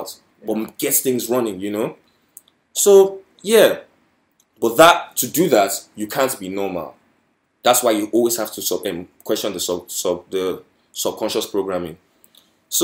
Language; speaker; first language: English; non-native, local second language; Yoruba